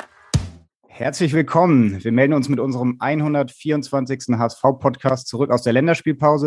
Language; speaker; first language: German; native; German